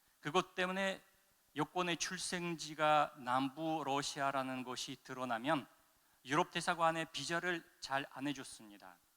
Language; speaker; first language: Korean; non-native, fluent; Russian